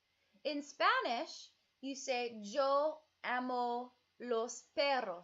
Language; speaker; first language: Spanish; non-native, fluent; English